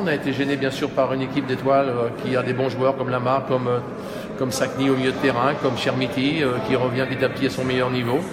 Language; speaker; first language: French; native; French